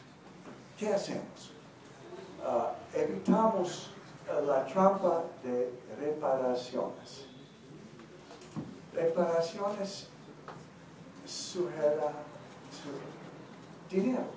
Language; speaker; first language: Spanish; non-native, learner; English